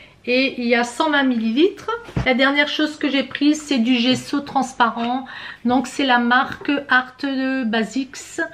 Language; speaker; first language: French; native; French